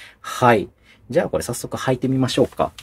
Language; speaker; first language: Japanese; native; Japanese